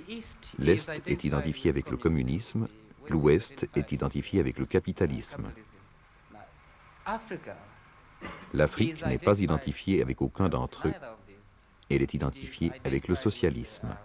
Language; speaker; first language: French; native; French